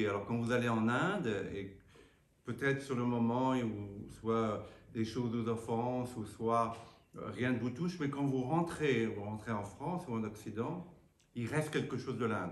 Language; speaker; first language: French; native; French